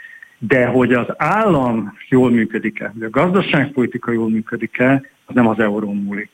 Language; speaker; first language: Hungarian; native; Hungarian